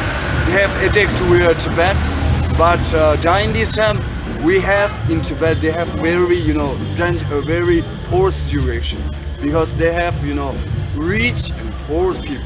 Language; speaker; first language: English; non-native, learner; Tibetan